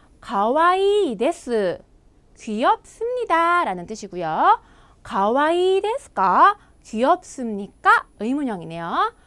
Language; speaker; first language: Korean; native; Korean